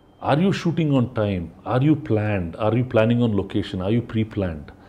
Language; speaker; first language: English; non-native, local second language; Telugu